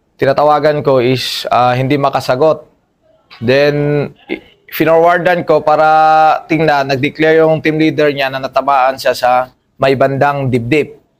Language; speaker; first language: Filipino; non-native, local second language; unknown